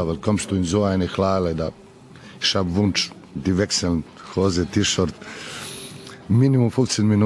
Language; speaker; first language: German; non-native, learner; Serbian